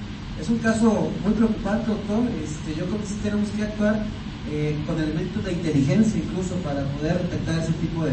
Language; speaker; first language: Spanish; native; Spanish